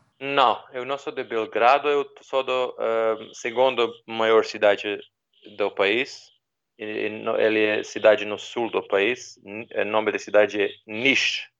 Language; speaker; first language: Portuguese; non-native, learner; Serbian